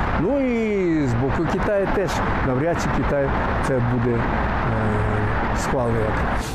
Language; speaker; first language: Ukrainian; non-native, fluent; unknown